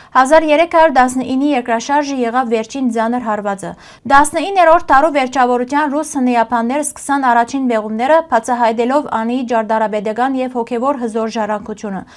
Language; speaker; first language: Armenian; early bilingual, heritage; Armenian